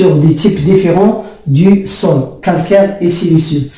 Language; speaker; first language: French; non-native, local second language; Arabic